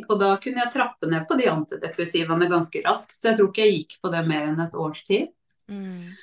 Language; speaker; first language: Norwegian; native; Norwegian